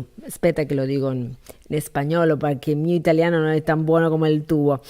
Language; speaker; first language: Italian; non-native, learner; Spanish